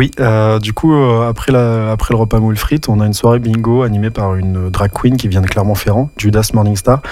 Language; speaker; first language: French; native; French